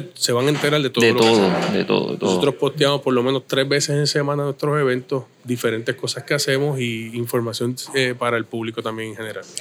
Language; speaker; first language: Spanish; native; Spanish